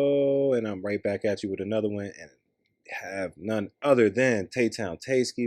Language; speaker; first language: English; native; English